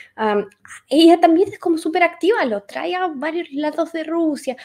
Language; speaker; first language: Spanish; non-native, fluent; Russian